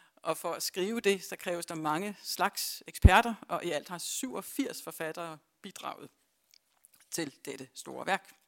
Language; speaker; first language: Danish; native; Danish